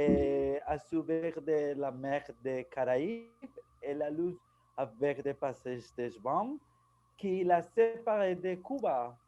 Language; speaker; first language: French; non-native, learner; Spanish